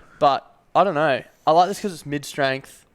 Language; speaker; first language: English; native; English